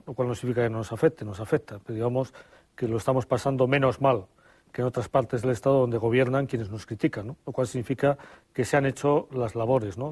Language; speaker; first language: Spanish; native; Spanish